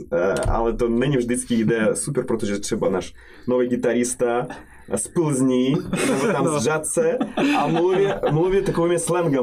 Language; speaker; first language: Czech; non-native, fluent; Russian